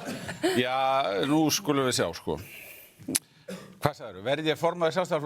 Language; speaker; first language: Icelandic; native; Icelandic